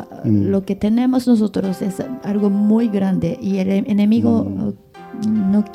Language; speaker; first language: Spanish; non-native, fluent; Japanese